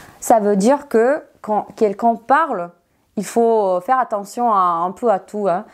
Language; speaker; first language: French; non-native, fluent; Serbian